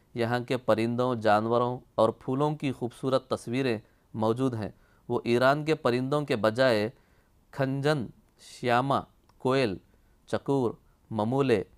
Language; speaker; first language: Urdu; native; Urdu